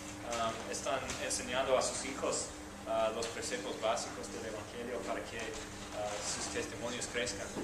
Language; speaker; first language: Spanish; non-native, fluent; English